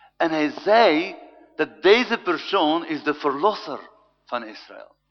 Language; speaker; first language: Dutch; non-native, fluent; Arabic